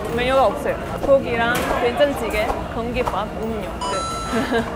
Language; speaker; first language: Korean; non-native, fluent; Italian